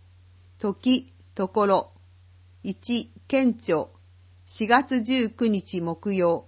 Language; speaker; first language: Japanese; native; Japanese